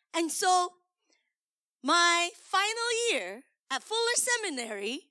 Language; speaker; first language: English; early bilingual, other home language; Korean